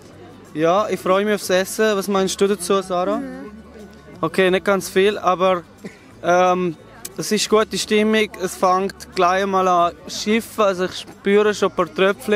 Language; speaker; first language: German; native; German